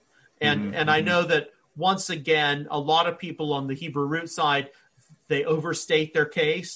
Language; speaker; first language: English; native; English